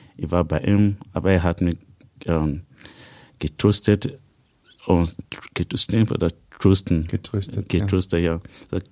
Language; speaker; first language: German; non-native, learner; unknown